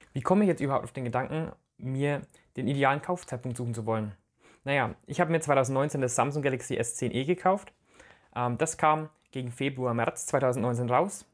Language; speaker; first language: German; native; German